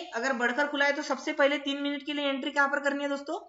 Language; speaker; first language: Hindi; non-native, local second language; Marathi